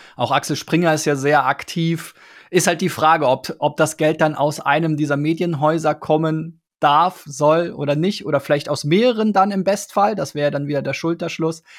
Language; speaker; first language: German; native; German